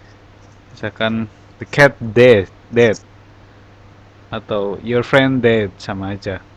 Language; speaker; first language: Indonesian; native; Indonesian